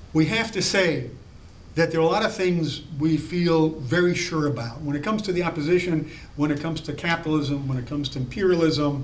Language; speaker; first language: English; native; English